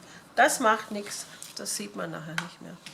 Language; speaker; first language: German; native; German